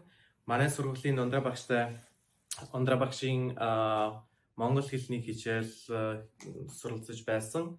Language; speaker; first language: Mongolian; non-native, learner; Czech